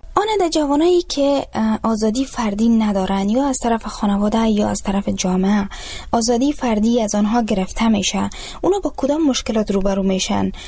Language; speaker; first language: Persian; native; Persian